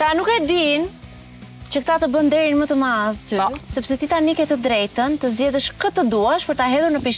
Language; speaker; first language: Albanian; native; Albanian